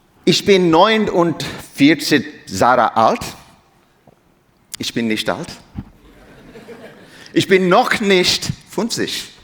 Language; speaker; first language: German; non-native, learner; English